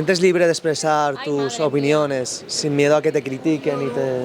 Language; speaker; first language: Spanish; native; Spanish